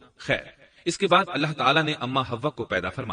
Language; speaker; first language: Urdu; native; Urdu